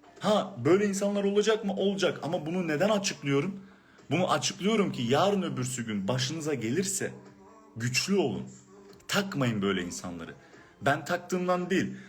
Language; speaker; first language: Turkish; early bilingual, heritage; Turkish